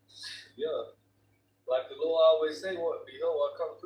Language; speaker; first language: English; native; English